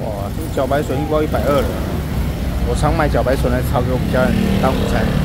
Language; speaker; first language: Chinese; native; Chinese